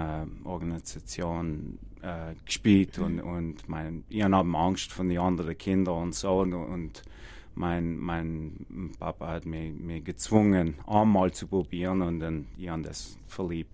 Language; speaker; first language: German; non-native, learner; English